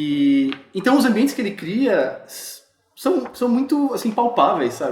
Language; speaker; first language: Portuguese; native; Portuguese